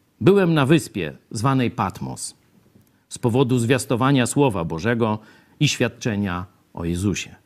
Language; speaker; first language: Polish; native; Polish